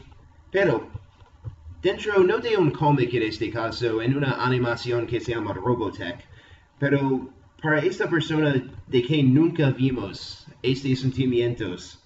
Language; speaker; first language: Spanish; non-native, fluent; English